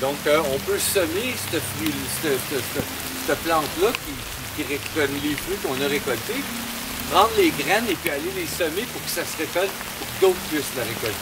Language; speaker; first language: French; native; French